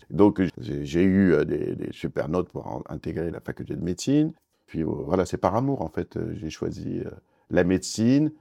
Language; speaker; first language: French; non-native, fluent; Kurdish